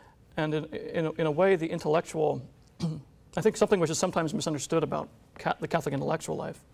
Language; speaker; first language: English; native; English